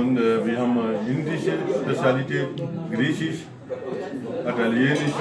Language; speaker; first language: German; non-native, fluent; Punjabi